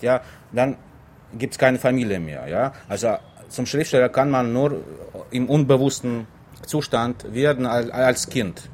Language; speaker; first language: German; non-native, fluent; Russian